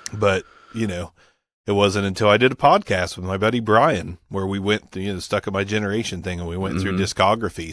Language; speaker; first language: English; native; English